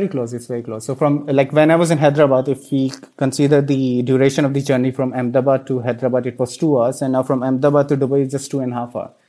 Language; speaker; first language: English; non-native, local second language; Hindi